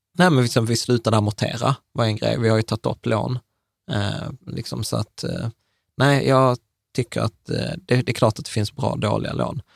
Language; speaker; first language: Swedish; early bilingual, other home language; Czech